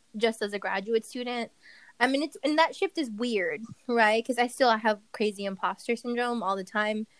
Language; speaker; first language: English; early bilingual, other home language; Spanish